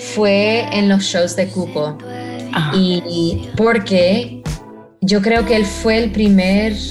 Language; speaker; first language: Spanish; early bilingual, heritage; Spanish